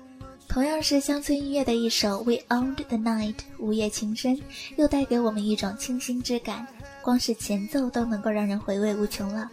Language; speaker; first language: Chinese; native; Chinese